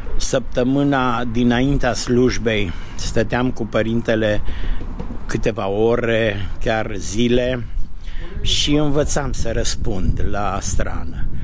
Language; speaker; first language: Romanian; native; Romanian